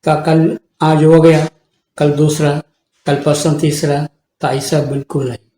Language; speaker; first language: Hindi; non-native, local second language; Tamil